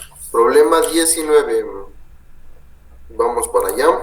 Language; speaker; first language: Spanish; native; Spanish